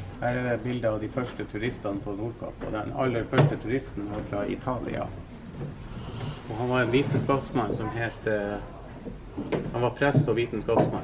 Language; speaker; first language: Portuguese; non-native, learner; Norwegian